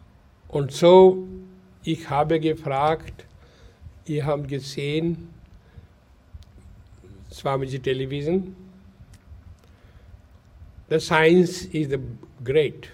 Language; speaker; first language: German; non-native, learner; Hindi